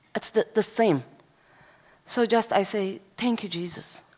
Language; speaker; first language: English; non-native, learner; Tigrinya